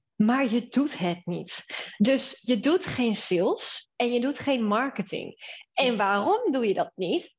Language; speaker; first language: Dutch; native; Dutch